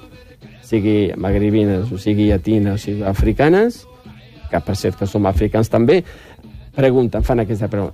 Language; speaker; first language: Catalan; non-native, fluent; Riffian